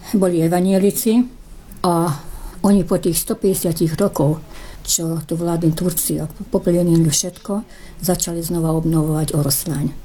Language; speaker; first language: Slovak; early bilingual, heritage; Slovak